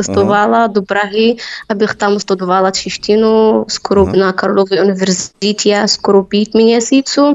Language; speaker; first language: Czech; non-native, learner; Arabic